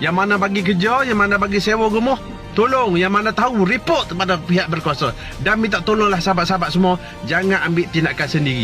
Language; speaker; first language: Malay; native; Malay